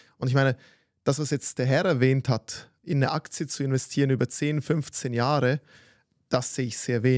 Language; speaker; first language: German; native; German